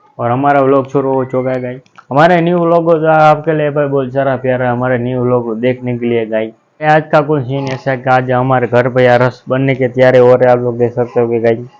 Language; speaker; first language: Hindi; non-native, local second language; Gujarati